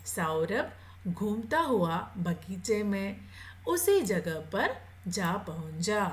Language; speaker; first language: Hindi; non-native, local second language; Malayalam